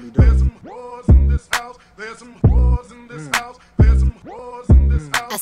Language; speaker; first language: English; native; English